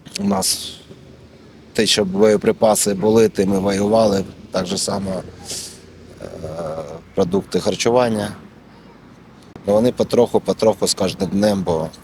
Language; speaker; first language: Ukrainian; non-native, local second language; Russian